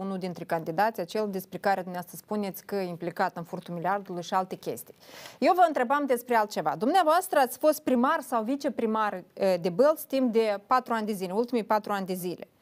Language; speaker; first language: Romanian; native; Romanian